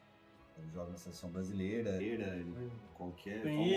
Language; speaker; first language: Portuguese; native; Portuguese